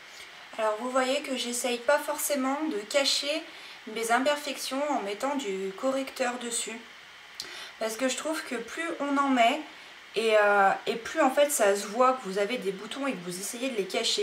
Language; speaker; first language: French; native; French